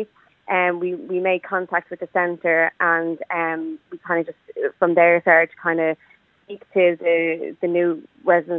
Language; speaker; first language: English; native; English